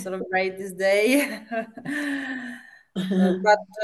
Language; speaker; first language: English; non-native, fluent; Czech